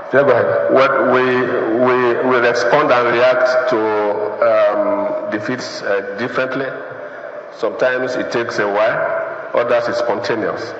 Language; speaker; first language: English; non-native, local second language; Yoruba